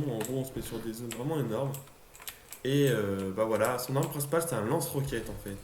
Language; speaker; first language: French; native; French